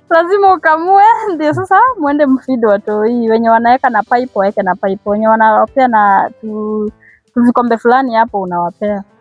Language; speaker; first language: Swahili; native; Swahili